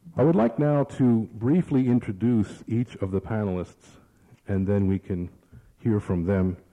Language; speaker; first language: English; early bilingual, other home language; Spanish